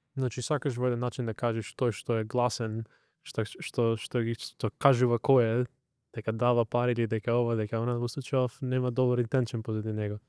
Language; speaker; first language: Macedonian; early bilingual, heritage; Macedonian